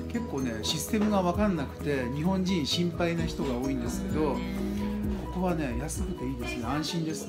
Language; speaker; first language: Japanese; native; Japanese